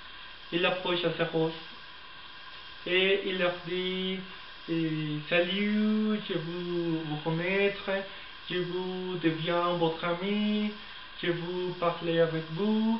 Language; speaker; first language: French; non-native, learner; Spanish